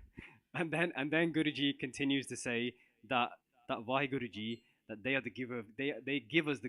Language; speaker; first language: English; non-native, local second language; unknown